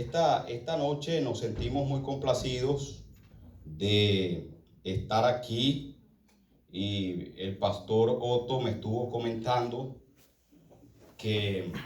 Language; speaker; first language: Spanish; native; Spanish